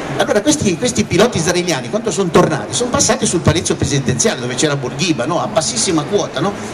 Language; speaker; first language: Italian; early bilingual, heritage; Italian